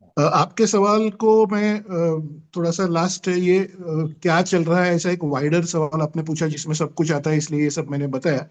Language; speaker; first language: Hindi; non-native, local second language; Marathi